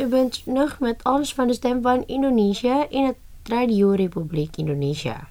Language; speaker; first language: Dutch; non-native, fluent; Indonesian